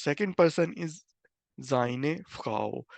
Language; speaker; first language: German; non-native, fluent; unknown